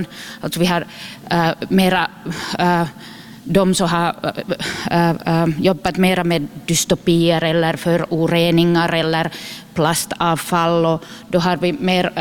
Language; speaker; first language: Swedish; non-native, local second language; Finnish